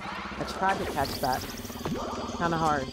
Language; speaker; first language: English; native; English